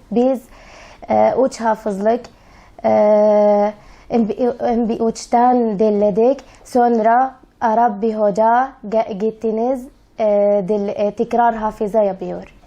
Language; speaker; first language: Turkish; early bilingual, other home language; Arabic